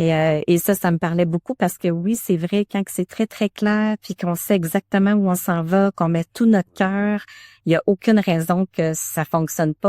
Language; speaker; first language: French; native; French